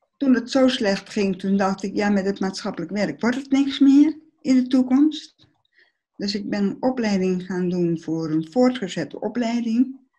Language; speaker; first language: Dutch; early bilingual, other home language; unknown